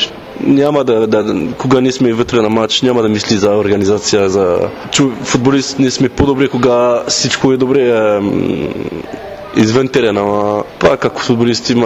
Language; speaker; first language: Bulgarian; non-native, learner; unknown